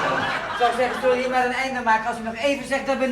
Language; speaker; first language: Dutch; native; Dutch